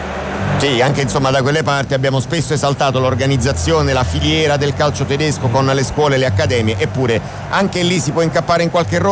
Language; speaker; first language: Italian; native; Italian